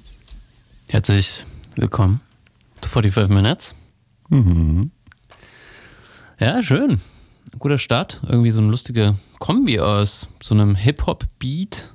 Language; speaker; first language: German; native; German